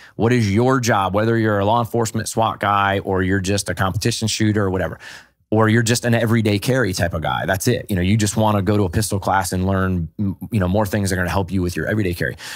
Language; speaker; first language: English; native; English